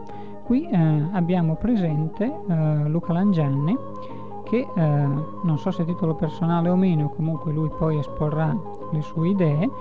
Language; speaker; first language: Italian; native; Italian